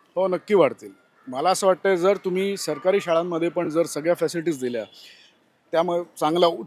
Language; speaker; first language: Marathi; non-native, local second language; Gujarati